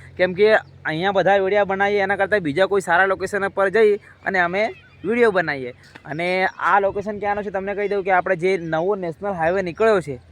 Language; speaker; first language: Gujarati; non-native, local second language; Bhili